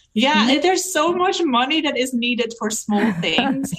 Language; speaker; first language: English; non-native, fluent; Dutch